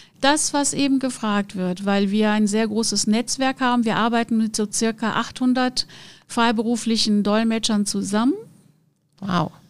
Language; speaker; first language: German; non-native, fluent; Portuguese